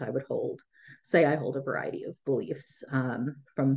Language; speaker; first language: English; early bilingual, other home language; Tamil